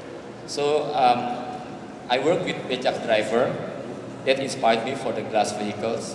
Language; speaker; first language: English; non-native, learner; Indonesian